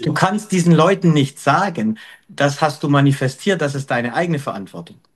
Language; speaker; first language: German; native; German